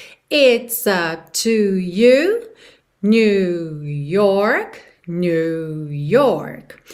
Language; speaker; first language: English; non-native, fluent; Portuguese